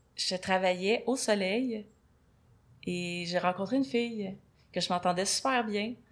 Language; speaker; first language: French; native; French